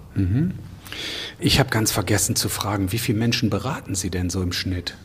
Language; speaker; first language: German; native; German